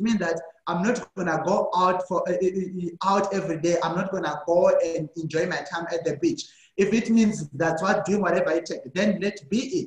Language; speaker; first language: English; non-native, local second language; Shona